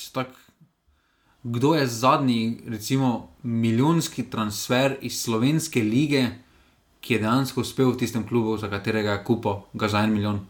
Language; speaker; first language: Slovenian; native; Slovenian